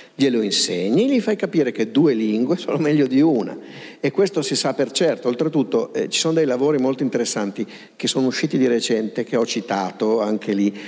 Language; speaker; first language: Italian; native; Italian